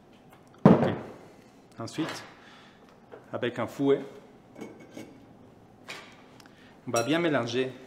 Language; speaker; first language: French; non-native, fluent; Spanish